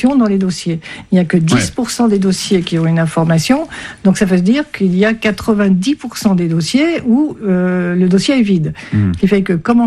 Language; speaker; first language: French; native; French